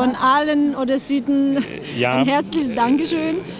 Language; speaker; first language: German; non-native, fluent; Ukrainian